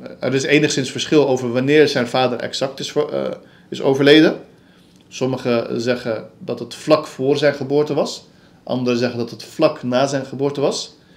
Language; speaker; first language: Dutch; early bilingual, other home language; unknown